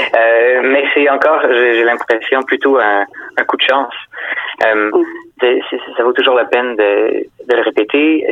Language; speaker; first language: French; native; French